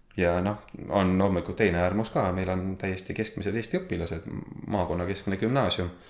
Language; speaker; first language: Estonian; native; Estonian